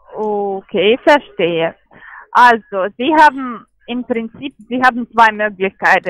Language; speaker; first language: German; non-native, learner; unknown